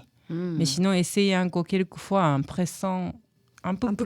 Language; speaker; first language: French; non-native, fluent; Japanese